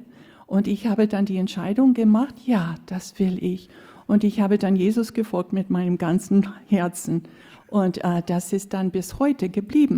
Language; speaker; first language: German; non-native, fluent; English